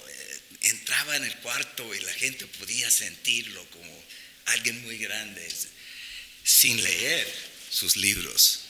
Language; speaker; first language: Spanish; non-native, fluent; English